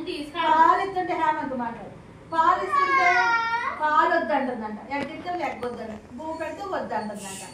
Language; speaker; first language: Telugu; native; Telugu